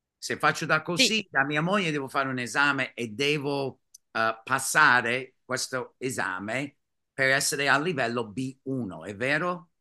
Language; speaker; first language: Italian; non-native, fluent; English